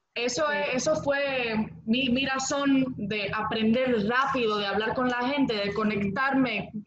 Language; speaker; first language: Spanish; non-native, fluent; Greek